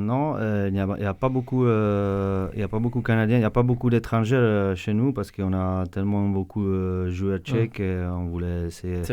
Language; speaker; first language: French; non-native, fluent; Czech